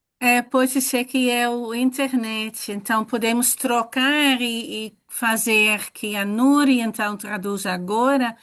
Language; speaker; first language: Portuguese; non-native, fluent; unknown